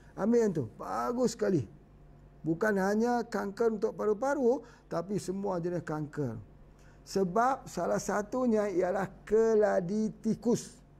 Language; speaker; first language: Malay; native; Malay